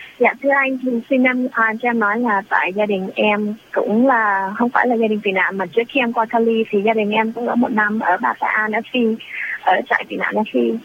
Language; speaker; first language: Vietnamese; early bilingual, heritage; Vietnamese